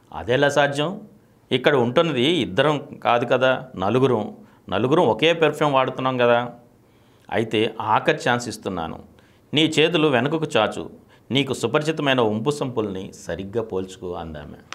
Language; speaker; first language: Telugu; native; Telugu